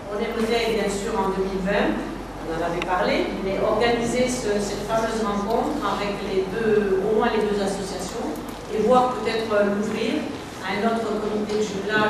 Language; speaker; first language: French; native; French